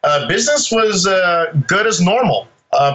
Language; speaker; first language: English; native; English